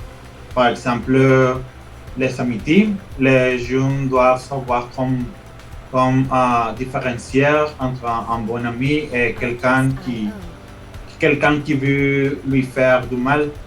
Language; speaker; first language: French; non-native, fluent; Spanish